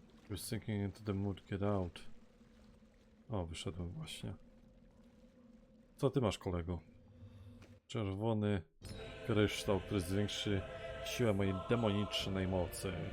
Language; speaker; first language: Polish; native; Polish